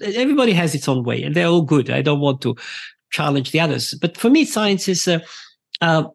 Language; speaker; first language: English; non-native, fluent; Italian